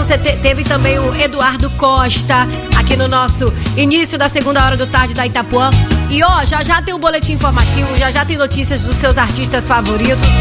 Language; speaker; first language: Portuguese; native; Portuguese